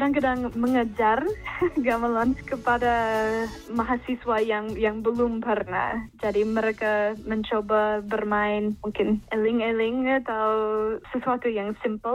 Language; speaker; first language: Indonesian; non-native, fluent; English